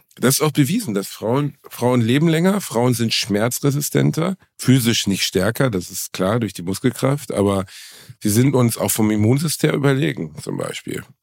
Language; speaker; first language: German; native; German